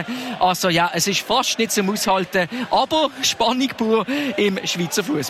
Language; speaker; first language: German; native; German